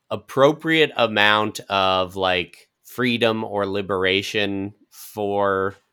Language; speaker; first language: English; native; English